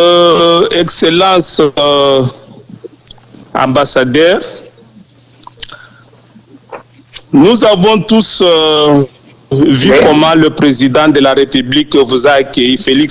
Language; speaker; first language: French; non-native, local second language; Lingala